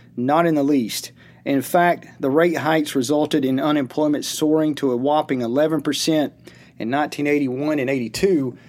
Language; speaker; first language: English; native; English